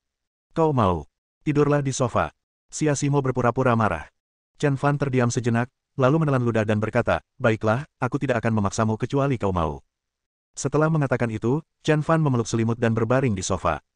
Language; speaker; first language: Indonesian; native; Indonesian